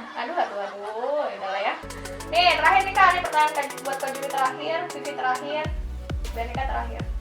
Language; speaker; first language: Indonesian; native; Indonesian